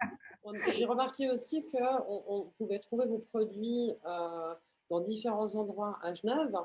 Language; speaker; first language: French; native; French